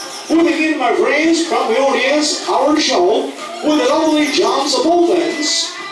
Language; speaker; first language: English; non-native, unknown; Spanish